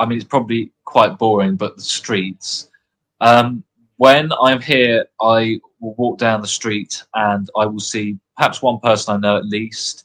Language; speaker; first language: English; native; English